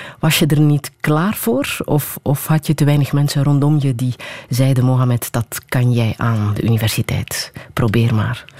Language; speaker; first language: Dutch; native; Dutch